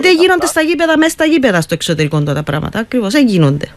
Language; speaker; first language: Greek; native; Greek